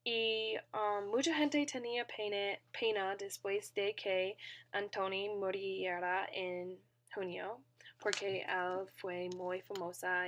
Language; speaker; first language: Spanish; non-native, learner; English